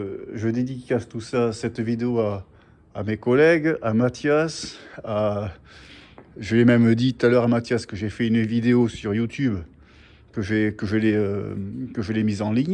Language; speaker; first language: French; native; French